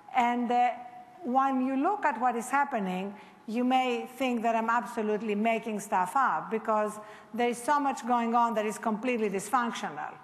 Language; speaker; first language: English; non-native, fluent; Greek